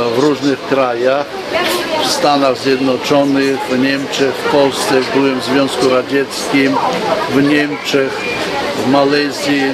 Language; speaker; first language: Polish; non-native, fluent; Armenian